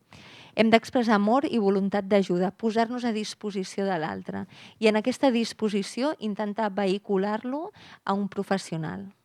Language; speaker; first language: Catalan; native; Catalan